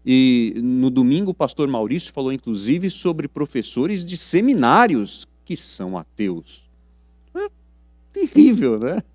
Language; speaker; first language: Portuguese; native; Portuguese